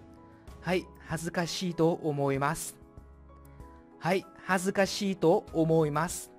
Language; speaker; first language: Japanese; non-native, fluent; Vietnamese